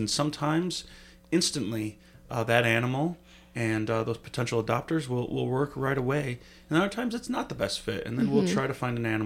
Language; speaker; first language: English; native; English